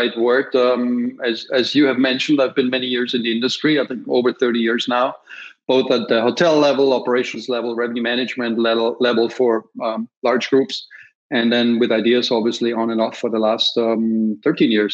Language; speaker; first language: English; non-native, fluent; German